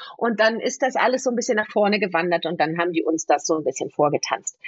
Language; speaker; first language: German; native; German